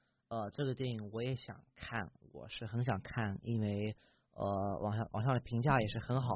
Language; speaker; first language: Chinese; early bilingual, heritage; English